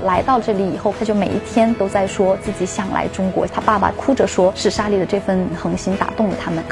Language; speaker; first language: Chinese; native; Chinese